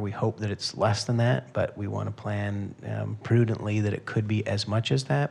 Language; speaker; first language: English; native; English